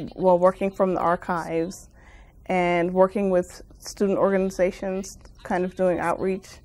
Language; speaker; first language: English; native; English